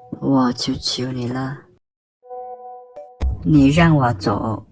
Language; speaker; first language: Chinese; non-native, learner; Lao